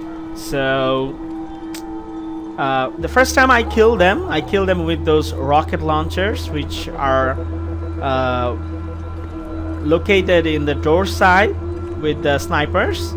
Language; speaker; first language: English; non-native, fluent; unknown